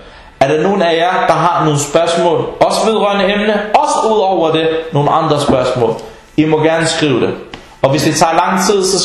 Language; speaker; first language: Danish; non-native, fluent; Arabic